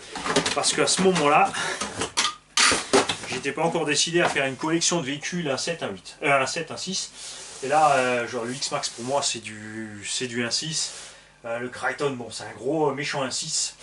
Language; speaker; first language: French; native; French